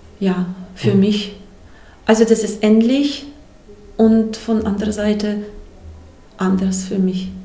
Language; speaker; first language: German; non-native, fluent; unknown